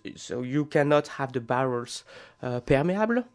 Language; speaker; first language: English; non-native, fluent; French